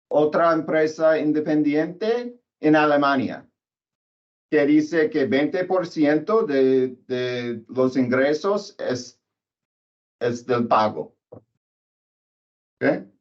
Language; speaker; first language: Spanish; non-native, learner; English